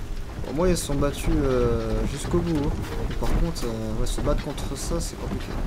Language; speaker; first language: French; native; French